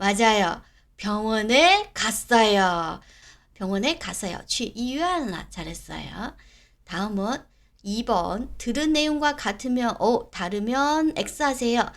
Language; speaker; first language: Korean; non-native, fluent; Chinese